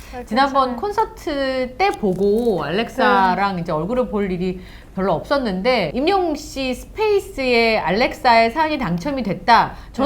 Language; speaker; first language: Korean; native; Korean